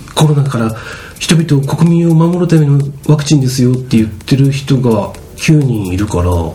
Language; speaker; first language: Japanese; native; Japanese